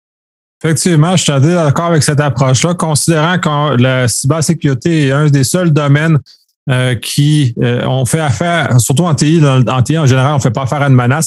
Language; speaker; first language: French; native; French